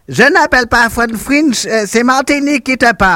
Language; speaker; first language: French; native; French